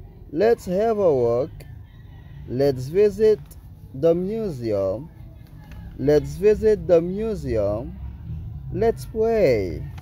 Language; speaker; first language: English; non-native, fluent; Haitian Creole